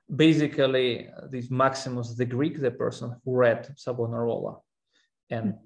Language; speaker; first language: English; non-native, fluent; Armenian